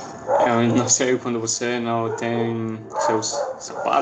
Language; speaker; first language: Portuguese; non-native, learner; Spanish